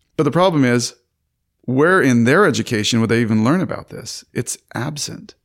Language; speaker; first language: English; native; English